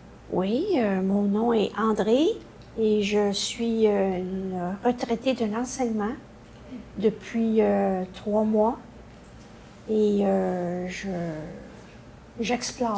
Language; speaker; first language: French; native; French